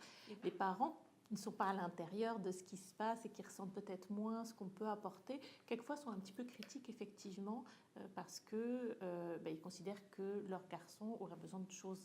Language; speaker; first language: French; native; French